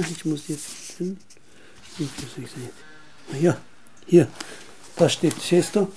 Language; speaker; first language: German; non-native, learner; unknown